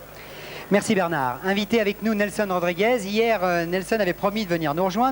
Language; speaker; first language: French; native; French